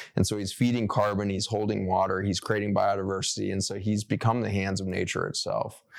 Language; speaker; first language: English; native; English